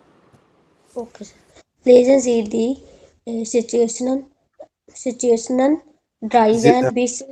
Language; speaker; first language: German; non-native, learner; Hindi